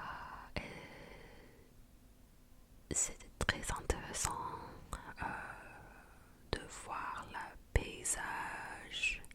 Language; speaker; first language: French; non-native, fluent; Japanese